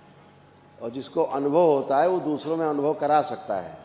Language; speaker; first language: Hindi; native; Hindi